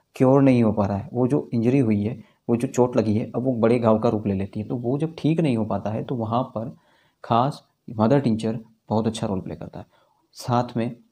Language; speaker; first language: Hindi; native; Hindi